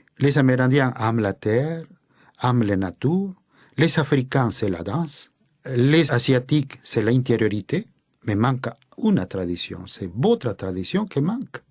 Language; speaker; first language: French; non-native, fluent; Spanish